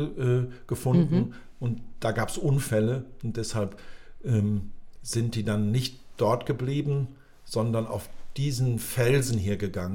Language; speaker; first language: German; native; German